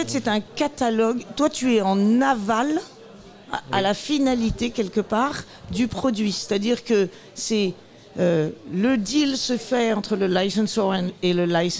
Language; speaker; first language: French; native; French